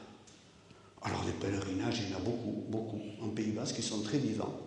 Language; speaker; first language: French; native; French